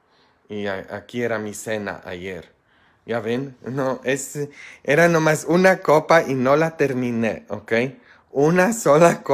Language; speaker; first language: Spanish; non-native, fluent; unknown